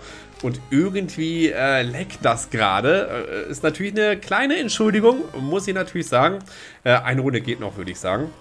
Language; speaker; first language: German; native; German